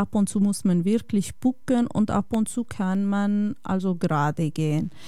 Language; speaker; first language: German; non-native, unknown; Bosnian